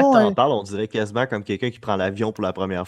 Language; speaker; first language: French; native; French